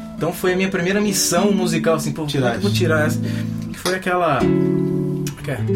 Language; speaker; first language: Portuguese; native; Portuguese